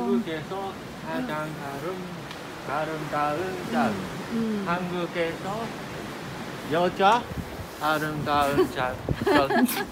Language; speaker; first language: Korean; non-native, learner; English